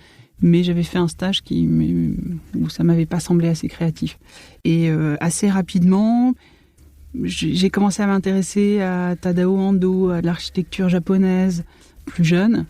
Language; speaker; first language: French; native; French